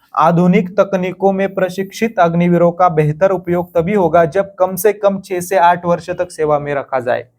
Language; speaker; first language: Hindi; non-native, local second language; Marathi